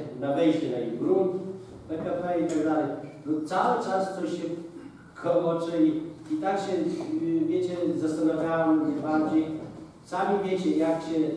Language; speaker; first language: Polish; non-native, local second language; Lithuanian